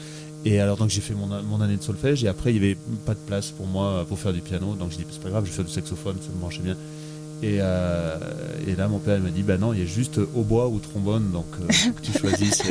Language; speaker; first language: French; native; French